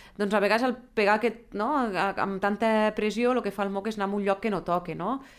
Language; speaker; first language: Catalan; native; Catalan